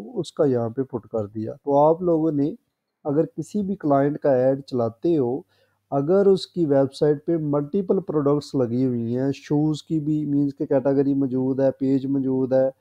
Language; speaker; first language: Urdu; non-native, local second language; Punjabi